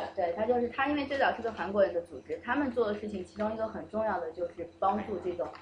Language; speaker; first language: Chinese; native; Chinese